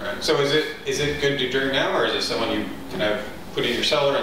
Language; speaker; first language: English; native; English